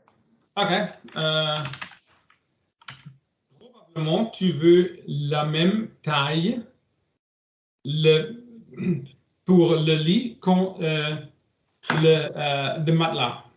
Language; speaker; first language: French; non-native, learner; English